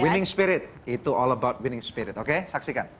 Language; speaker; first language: Indonesian; native; Indonesian